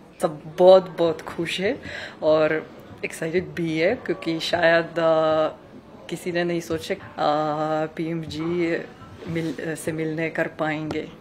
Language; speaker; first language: Hindi; non-native, learner; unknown